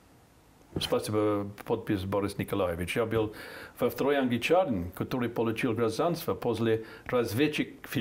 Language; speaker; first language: Russian; non-native, fluent; English